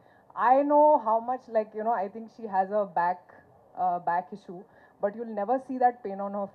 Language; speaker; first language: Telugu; non-native, fluent; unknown